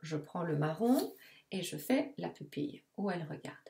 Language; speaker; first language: French; non-native, fluent; Italian